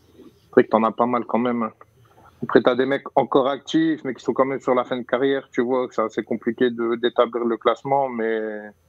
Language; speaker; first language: French; native; French